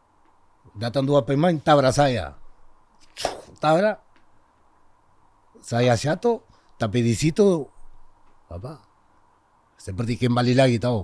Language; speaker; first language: Indonesian; non-native, learner; Spanish